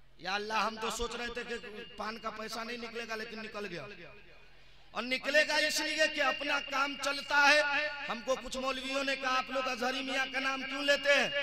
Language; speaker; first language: Hindi; native; Hindi